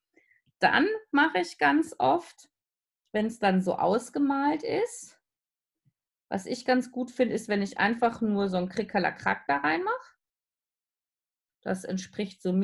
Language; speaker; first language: German; native; German